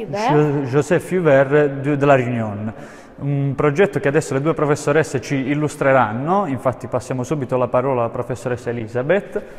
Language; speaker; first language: Italian; native; Italian